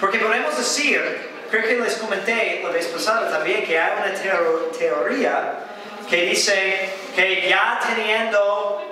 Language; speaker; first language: Spanish; non-native, fluent; English